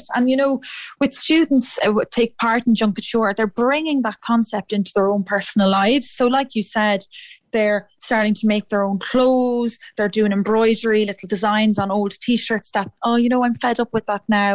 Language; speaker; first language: English; native; English